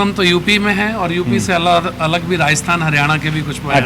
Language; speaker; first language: Hindi; native; Hindi